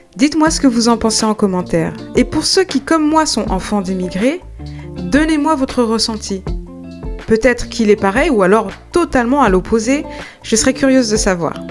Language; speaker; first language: French; native; French